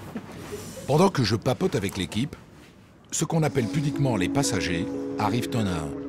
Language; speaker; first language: French; native; French